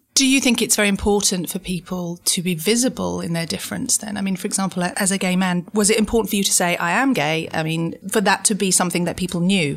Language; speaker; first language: English; native; English